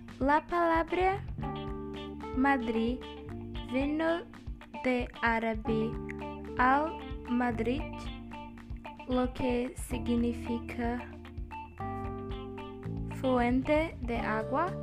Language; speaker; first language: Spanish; non-native, learner; Portuguese